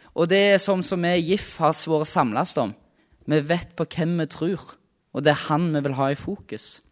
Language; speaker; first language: Norwegian; native; Norwegian